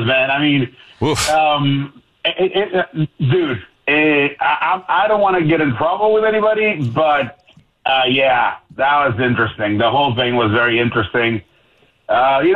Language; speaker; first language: English; non-native, fluent; Spanish